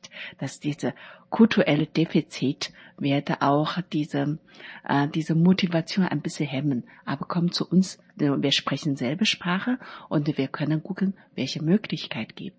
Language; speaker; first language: German; non-native, learner; Chinese